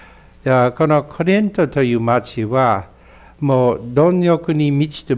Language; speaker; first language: Japanese; non-native, fluent; English